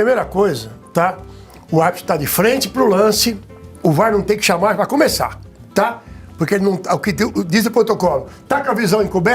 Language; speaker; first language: Portuguese; native; Portuguese